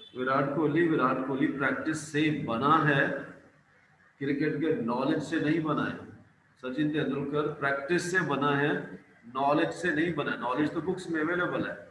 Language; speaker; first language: Hindi; non-native, local second language; Punjabi